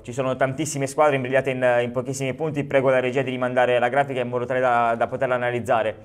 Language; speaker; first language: Italian; native; Italian